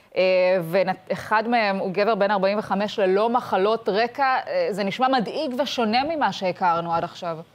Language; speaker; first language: Hebrew; native; Hebrew